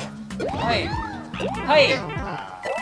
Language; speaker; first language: Japanese; native; Japanese